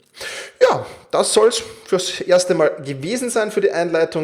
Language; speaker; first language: German; native; German